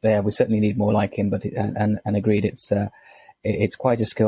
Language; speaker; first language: English; native; English